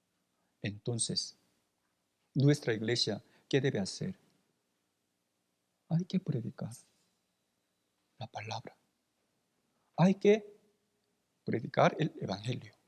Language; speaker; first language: Spanish; non-native, fluent; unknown